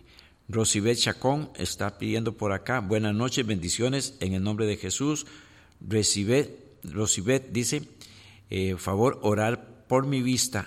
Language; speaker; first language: Spanish; native; Spanish